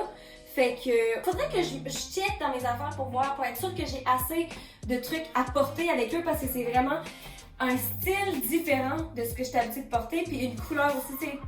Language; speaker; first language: French; native; French